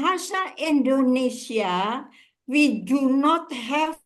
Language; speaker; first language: English; non-native, fluent; Indonesian